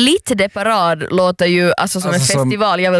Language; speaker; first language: Swedish; native; Swedish